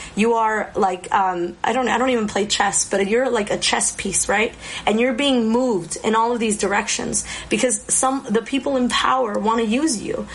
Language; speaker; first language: English; early bilingual, other home language; Spanish